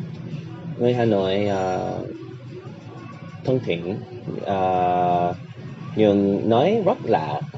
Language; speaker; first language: Vietnamese; non-native, learner; English